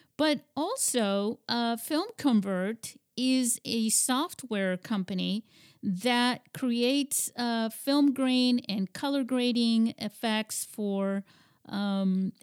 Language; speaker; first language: English; early bilingual, heritage; English